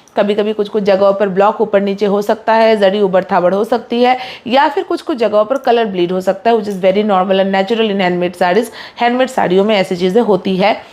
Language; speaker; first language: Hindi; non-native, local second language; Bangla